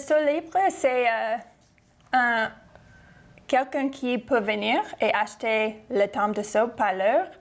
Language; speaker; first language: French; non-native, fluent; English